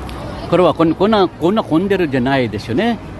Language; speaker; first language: Japanese; non-native, learner; Filipino